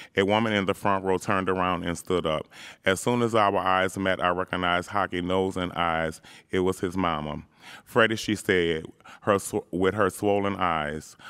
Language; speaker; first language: English; native; English